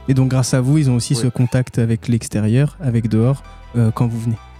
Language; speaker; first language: French; native; French